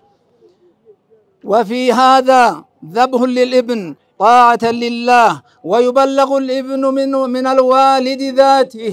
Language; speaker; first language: Arabic; non-native, fluent; Oromo